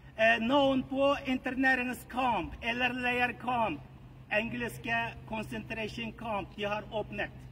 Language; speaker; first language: Norwegian; non-native, learner; Uyghur